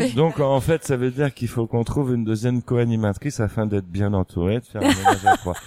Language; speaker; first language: French; native; French